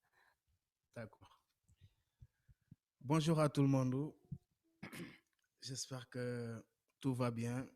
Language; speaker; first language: French; non-native, local second language; Wolof